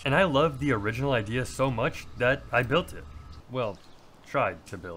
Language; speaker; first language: English; native; English